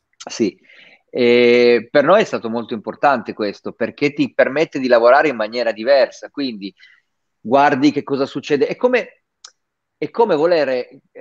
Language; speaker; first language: Italian; native; Italian